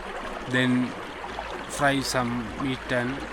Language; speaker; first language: English; non-native, learner; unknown